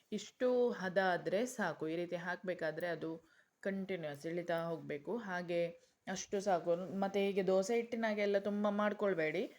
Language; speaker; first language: Kannada; non-native, local second language; Konkani